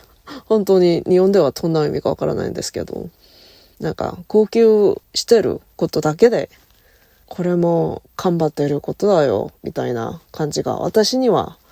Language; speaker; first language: Japanese; non-native, learner; Korean